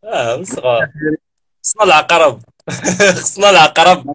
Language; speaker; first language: Arabic; native; Arabic